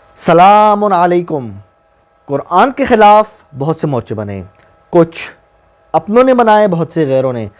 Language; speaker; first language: Urdu; non-native, local second language; Northern Hindko